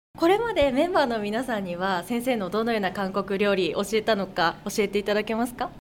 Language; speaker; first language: Japanese; native; Japanese